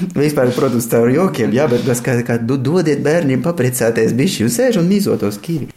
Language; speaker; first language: Latvian; non-native, fluent; Russian